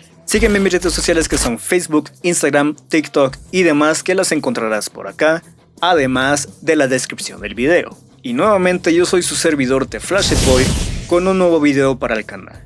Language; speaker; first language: Spanish; native; Spanish